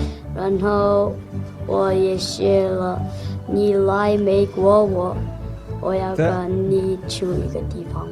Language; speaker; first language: Chinese; non-native, learner; English